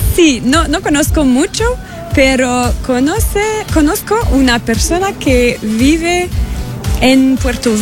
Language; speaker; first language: Spanish; non-native, learner; French